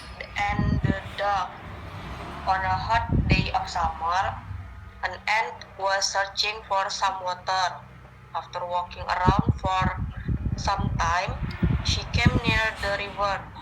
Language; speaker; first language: English; non-native, learner; Indonesian